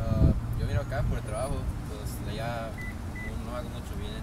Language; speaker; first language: Spanish; native; Spanish